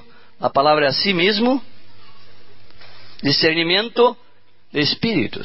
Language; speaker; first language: Spanish; non-native, learner; Portuguese